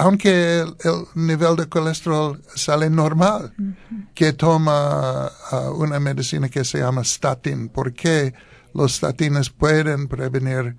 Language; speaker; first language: Spanish; non-native, learner; English